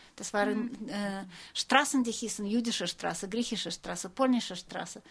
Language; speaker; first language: German; non-native, fluent; Russian